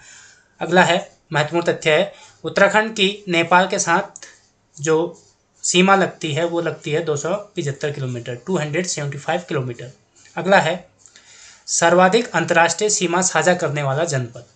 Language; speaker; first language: Hindi; native; Hindi